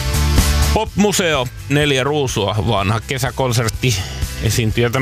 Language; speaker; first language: Finnish; native; Finnish